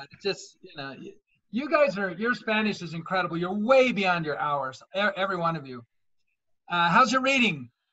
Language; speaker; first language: English; native; English